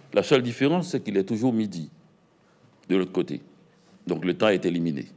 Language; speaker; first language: French; native; French